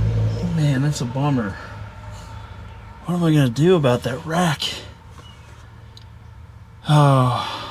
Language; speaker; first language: English; native; English